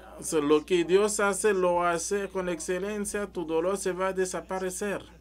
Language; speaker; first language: Spanish; non-native, learner; French